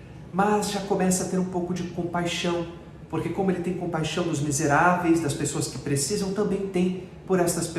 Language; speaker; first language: Portuguese; native; Portuguese